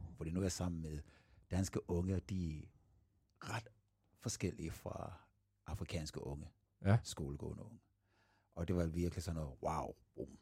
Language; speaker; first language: Danish; non-native, fluent; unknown